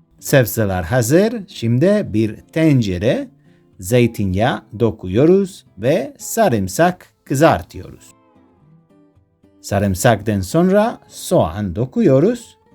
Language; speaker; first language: Turkish; non-native, learner; Spanish